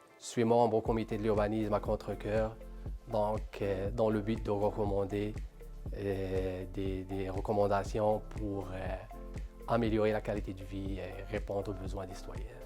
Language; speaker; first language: French; non-native, local second language; Arabic